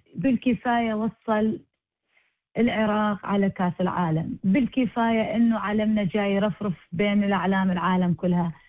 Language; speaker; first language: Arabic; early bilingual, heritage; Arabic